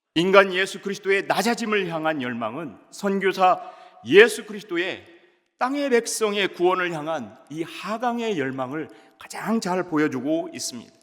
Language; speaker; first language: Korean; native; Korean